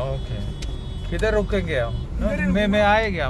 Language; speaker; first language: Hindi; non-native, local second language; Malayalam